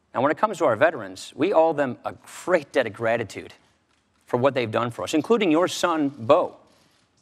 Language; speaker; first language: English; native; English